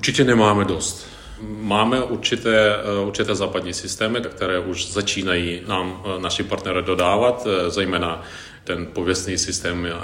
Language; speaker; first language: Czech; non-native, fluent; Ukrainian